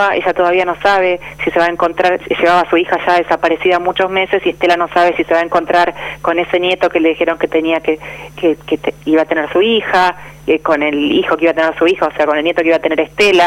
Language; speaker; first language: Spanish; native; Spanish